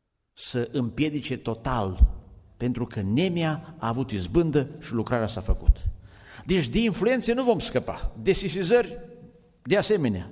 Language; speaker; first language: Romanian; native; Romanian